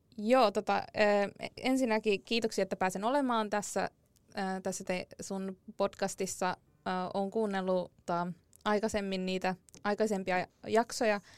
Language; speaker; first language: Finnish; early bilingual, other home language; Arabic